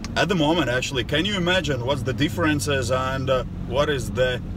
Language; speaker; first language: English; non-native, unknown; Latvian